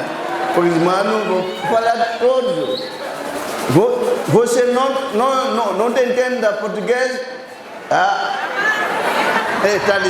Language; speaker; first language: Portuguese; non-native, learner; Lingala